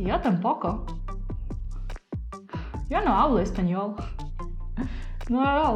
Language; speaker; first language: Spanish; non-native, learner; Russian